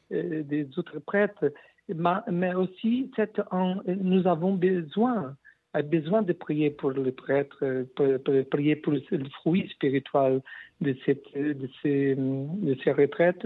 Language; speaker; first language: French; non-native, learner; Portuguese